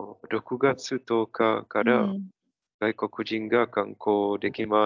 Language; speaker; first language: Japanese; non-native, learner; Czech